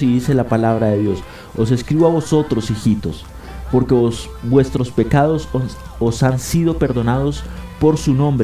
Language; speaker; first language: Spanish; native; Spanish